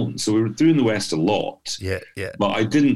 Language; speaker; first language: English; native; English